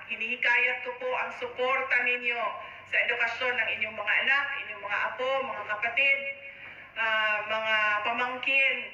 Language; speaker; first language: Filipino; non-native, local second language; Cebuano